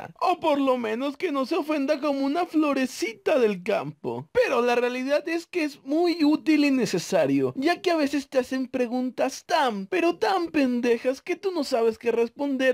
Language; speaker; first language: Spanish; native; Spanish